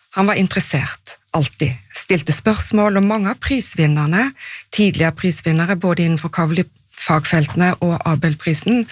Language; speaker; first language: Norwegian; native; Norwegian